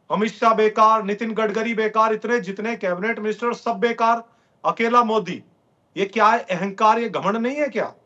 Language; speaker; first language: Hindi; native; Hindi